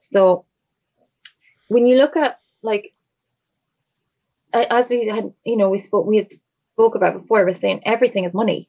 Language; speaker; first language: English; native; English